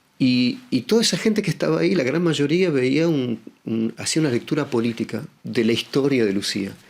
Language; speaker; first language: Spanish; native; Spanish